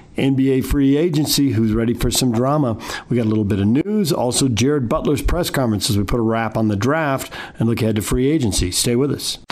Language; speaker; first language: English; native; English